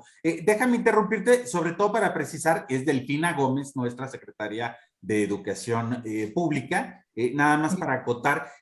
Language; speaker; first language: Spanish; native; Spanish